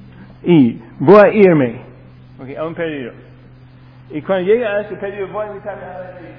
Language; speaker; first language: Spanish; non-native, fluent; English